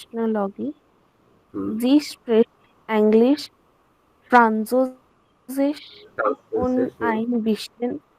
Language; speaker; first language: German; non-native, learner; Hindi